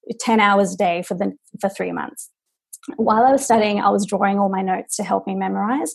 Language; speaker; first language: English; native; English